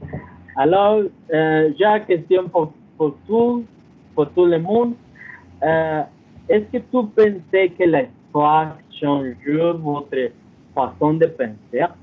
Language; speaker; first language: French; non-native, learner; Spanish